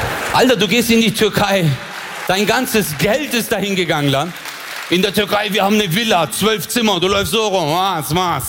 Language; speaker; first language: German; early bilingual, other home language; Turkish